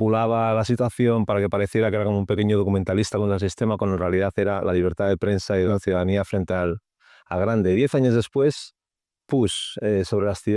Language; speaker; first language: Spanish; native; Spanish